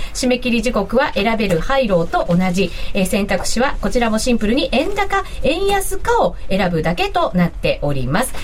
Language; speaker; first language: Japanese; native; Japanese